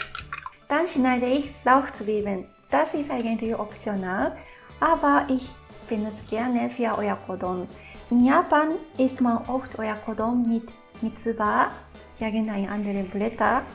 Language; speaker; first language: German; non-native, fluent; Japanese